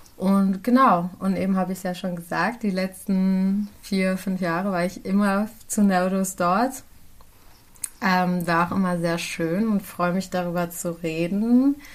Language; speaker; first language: German; early bilingual, other home language; Central Kurdish